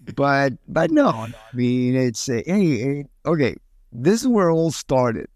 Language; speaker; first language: English; early bilingual, other home language; Spanish